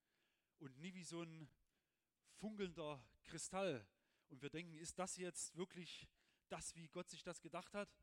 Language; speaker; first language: German; native; German